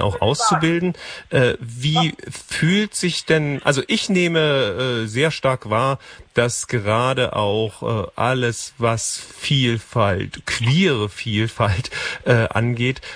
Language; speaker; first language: German; native; German